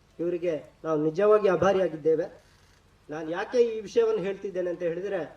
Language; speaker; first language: Kannada; native; Kannada